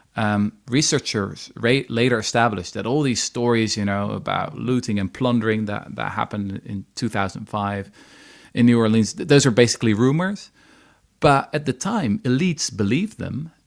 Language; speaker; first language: English; non-native, fluent; Dutch